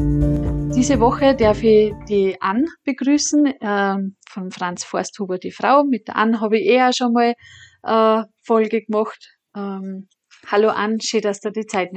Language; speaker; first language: German; native; German